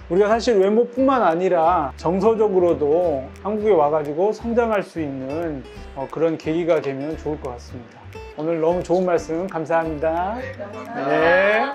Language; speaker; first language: Korean; native; Korean